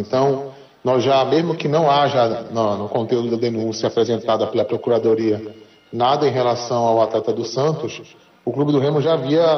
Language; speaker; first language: Portuguese; native; Portuguese